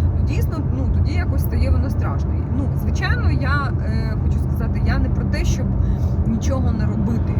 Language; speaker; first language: Ukrainian; non-native, local second language; Russian